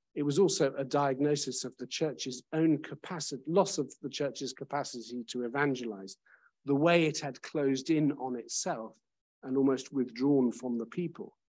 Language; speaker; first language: English; native; English